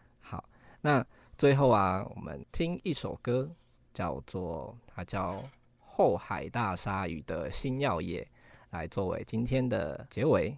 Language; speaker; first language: Chinese; native; Chinese